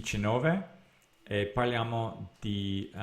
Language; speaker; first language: Italian; non-native, learner; English